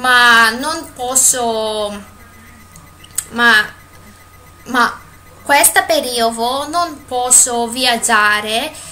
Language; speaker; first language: Italian; non-native, learner; Greek